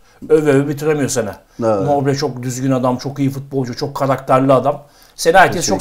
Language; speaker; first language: Turkish; native; Turkish